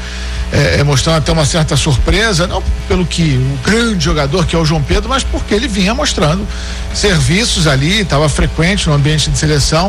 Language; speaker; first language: Portuguese; native; Portuguese